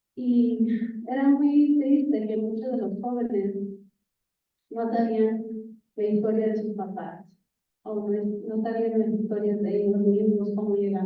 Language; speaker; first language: Spanish; early bilingual, other home language; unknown